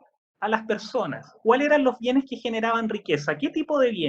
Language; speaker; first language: Spanish; native; Spanish